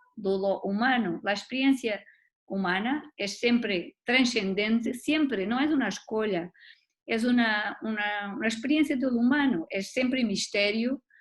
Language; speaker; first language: Spanish; non-native, learner; Portuguese